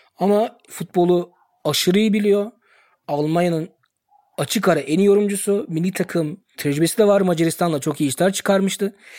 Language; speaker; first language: Turkish; early bilingual, heritage; Turkish